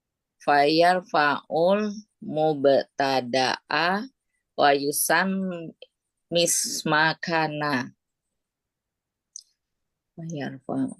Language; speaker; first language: Arabic; non-native, learner; Indonesian